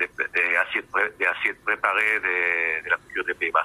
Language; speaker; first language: French; non-native, learner; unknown